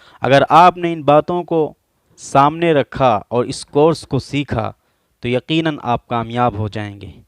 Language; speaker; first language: Urdu; native; Urdu